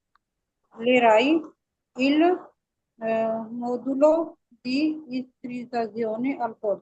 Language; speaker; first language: Italian; non-native, learner; Punjabi